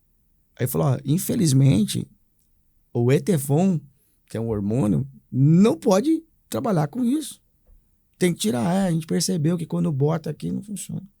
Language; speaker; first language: Portuguese; native; Portuguese